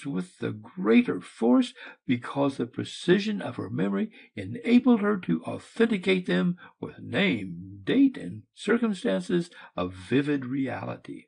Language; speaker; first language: English; native; English